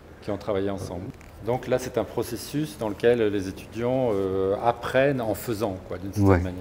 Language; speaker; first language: French; native; French